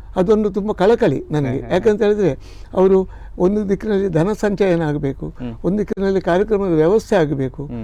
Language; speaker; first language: Kannada; non-native, local second language; Tulu